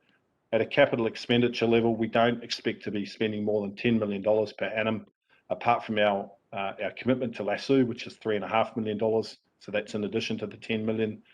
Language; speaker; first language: English; native; English